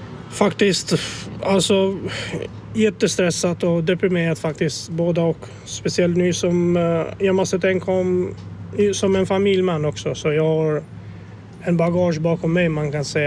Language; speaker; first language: Swedish; non-native, fluent; Albanian